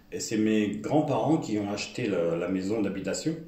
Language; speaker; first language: French; native; French